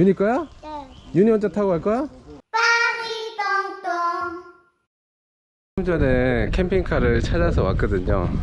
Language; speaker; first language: Korean; native; Korean